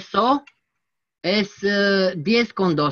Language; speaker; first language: Spanish; non-native, learner; French